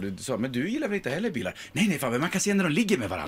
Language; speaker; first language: Swedish; native; Swedish